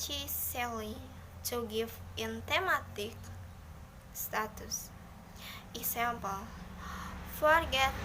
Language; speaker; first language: English; non-native, learner; Indonesian